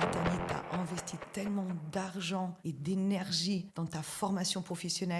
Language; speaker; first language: French; native; French